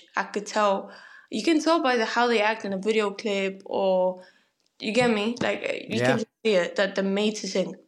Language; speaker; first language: English; non-native, fluent; Polish